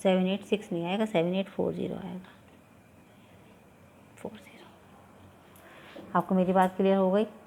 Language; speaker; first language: Hindi; native; Hindi